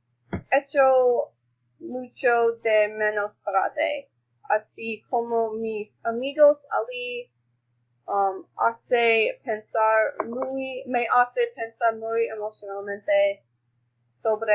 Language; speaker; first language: Spanish; non-native, learner; English